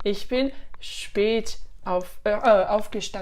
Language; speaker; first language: German; non-native, fluent; French